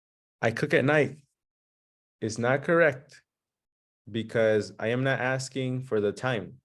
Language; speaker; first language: English; early bilingual, other home language; Spanish